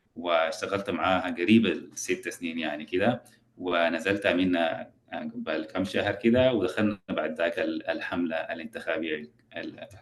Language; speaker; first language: Arabic; early bilingual, other home language; English